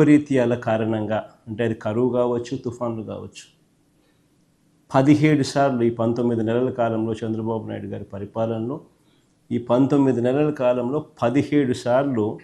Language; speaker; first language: Telugu; native; Telugu